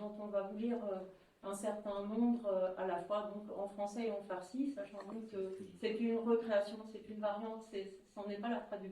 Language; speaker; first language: French; native; French